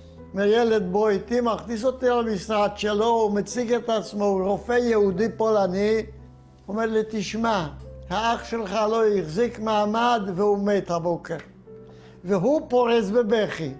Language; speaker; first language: Hebrew; non-native, fluent; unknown